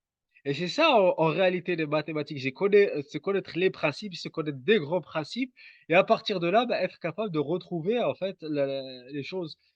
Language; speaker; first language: French; native; French